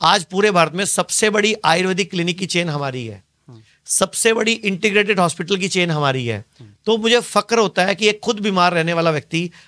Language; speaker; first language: Hindi; native; Hindi